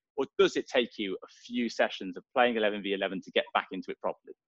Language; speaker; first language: English; native; English